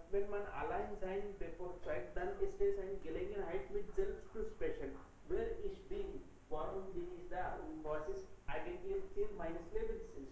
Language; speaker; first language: German; non-native, learner; Hindi